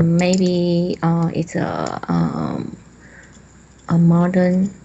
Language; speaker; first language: English; non-native, learner; Chinese